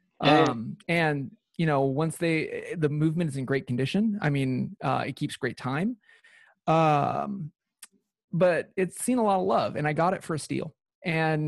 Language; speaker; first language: English; native; English